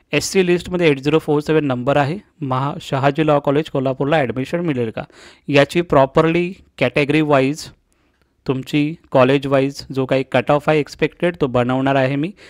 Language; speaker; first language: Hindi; non-native, local second language; Marathi